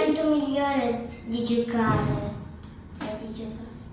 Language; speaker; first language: Italian; early bilingual, other home language; Bangla